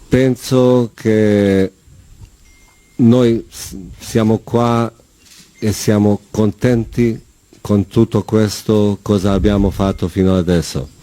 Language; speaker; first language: Italian; non-native, fluent; Bosnian